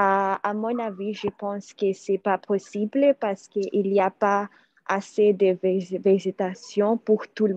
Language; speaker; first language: French; non-native, learner; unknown